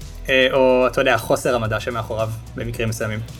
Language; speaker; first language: Hebrew; native; Hebrew